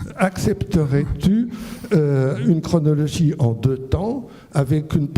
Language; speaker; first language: French; native; French